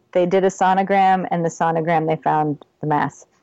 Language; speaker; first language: English; native; English